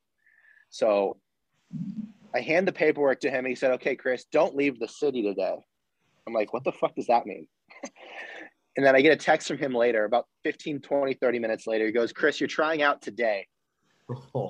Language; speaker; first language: English; native; English